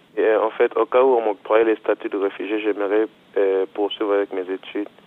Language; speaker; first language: French; non-native, local second language; Lingala